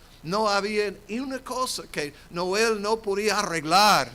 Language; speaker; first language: Spanish; non-native, fluent; English